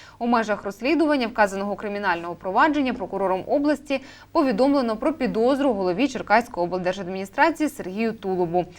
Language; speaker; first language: Ukrainian; native; Ukrainian